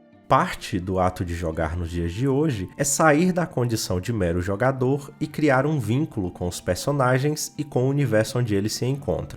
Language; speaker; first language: Portuguese; native; Portuguese